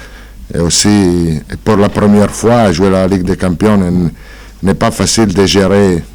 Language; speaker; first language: French; non-native, fluent; Italian